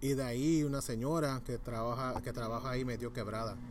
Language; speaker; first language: Spanish; early bilingual, heritage; Spanish